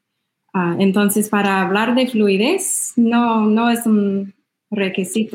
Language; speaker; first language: Spanish; non-native, fluent; English